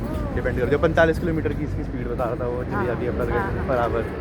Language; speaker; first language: Hindi; native; Hindi